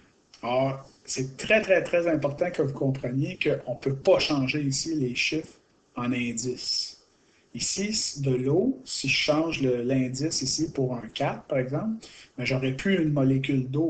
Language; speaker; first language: French; native; French